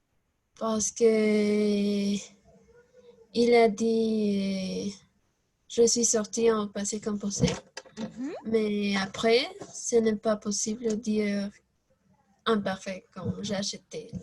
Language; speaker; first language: French; non-native, learner; Spanish